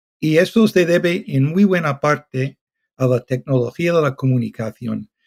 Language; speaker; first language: Spanish; non-native, fluent; English